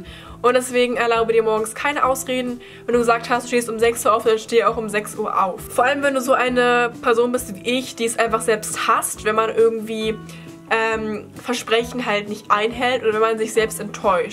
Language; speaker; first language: German; native; German